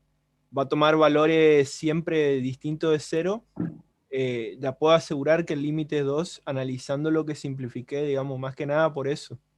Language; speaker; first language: Spanish; native; Spanish